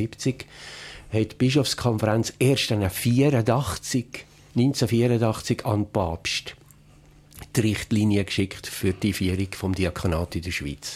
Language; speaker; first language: German; native; German